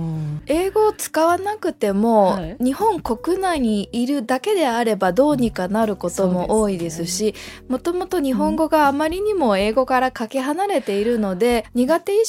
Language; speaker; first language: Japanese; native; Japanese